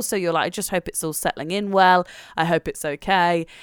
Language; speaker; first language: English; native; English